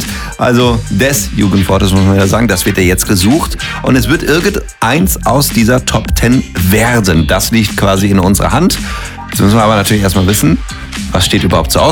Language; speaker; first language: German; native; German